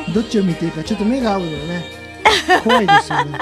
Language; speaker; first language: Japanese; native; Japanese